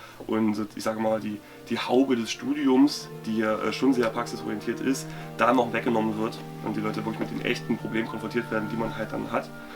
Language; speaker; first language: German; native; German